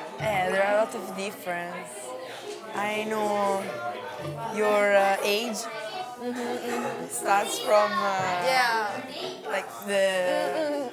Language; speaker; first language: English; non-native, learner; Italian